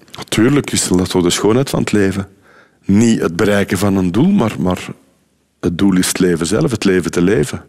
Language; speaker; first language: Dutch; native; Dutch